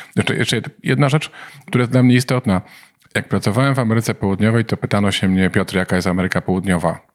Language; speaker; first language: Polish; native; Polish